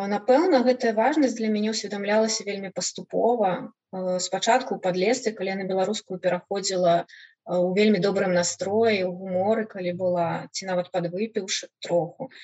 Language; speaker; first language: Belarusian; non-native, local second language; Russian